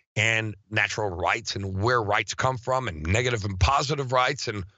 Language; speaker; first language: English; native; English